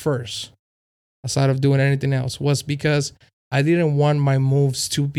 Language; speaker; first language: English; non-native, fluent; Spanish